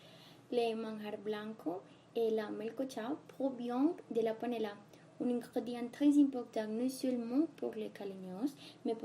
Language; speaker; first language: French; non-native, learner; Spanish